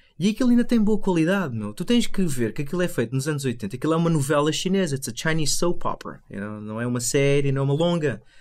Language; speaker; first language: Portuguese; native; Portuguese